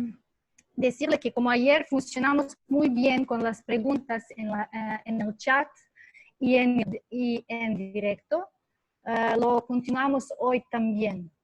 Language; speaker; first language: Spanish; non-native, fluent; Serbian